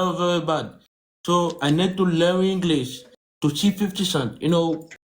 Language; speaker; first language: English; non-native, learner; French